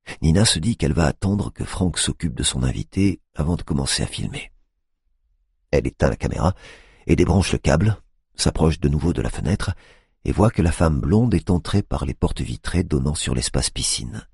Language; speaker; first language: French; native; French